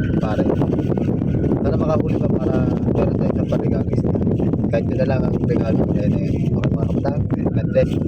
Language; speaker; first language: Filipino; native; Filipino